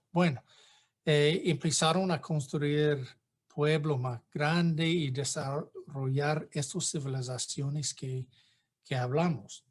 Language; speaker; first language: Spanish; non-native, fluent; English